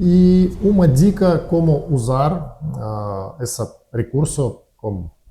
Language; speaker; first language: Portuguese; non-native, learner; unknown